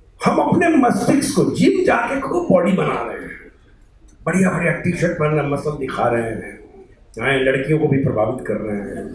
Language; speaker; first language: Hindi; native; Hindi